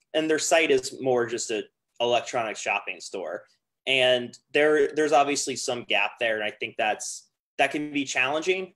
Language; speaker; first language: English; native; English